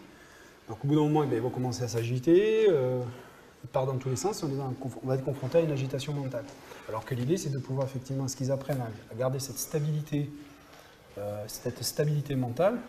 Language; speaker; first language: French; native; French